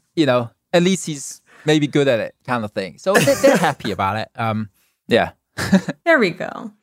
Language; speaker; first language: English; non-native, local second language; Cantonese